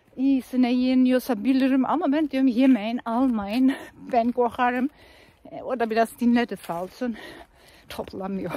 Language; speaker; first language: Turkish; non-native, fluent; German